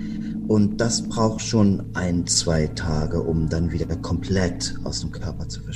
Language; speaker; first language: German; native; German